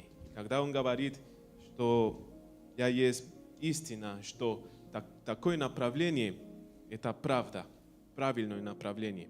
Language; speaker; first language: Russian; non-native, learner; Spanish